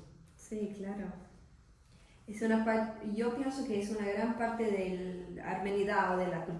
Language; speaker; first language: Spanish; non-native, learner; English